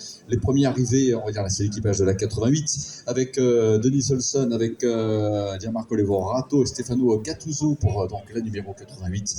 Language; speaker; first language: French; native; French